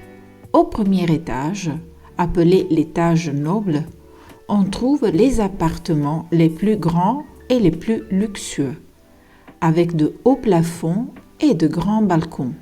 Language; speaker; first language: French; non-native, fluent; Italian